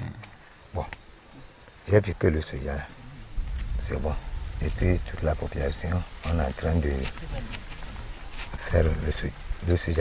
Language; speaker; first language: French; non-native, learner; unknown